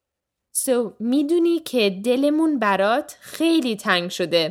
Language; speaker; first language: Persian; early bilingual, heritage; Persian